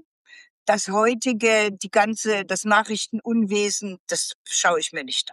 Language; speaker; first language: German; native; German